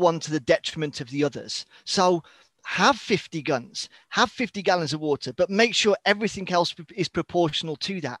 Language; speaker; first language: English; native; English